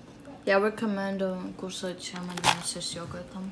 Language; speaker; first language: Russian; early bilingual, heritage; Russian